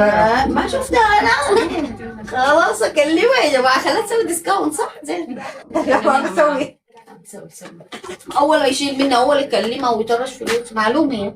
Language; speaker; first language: Arabic; non-native, learner; Amharic